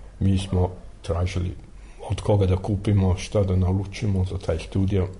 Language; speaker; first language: Serbian; non-native, fluent; English